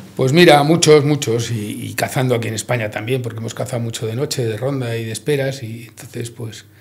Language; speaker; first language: Spanish; native; Spanish